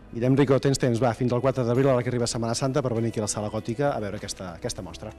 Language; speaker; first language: Catalan; native; Catalan